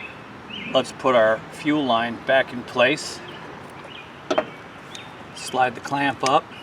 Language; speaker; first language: English; native; English